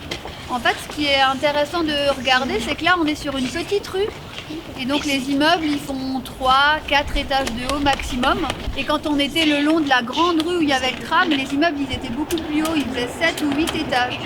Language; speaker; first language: French; native; French